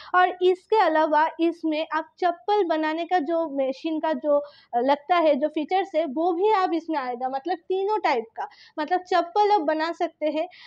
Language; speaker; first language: Hindi; non-native, local second language; Bangla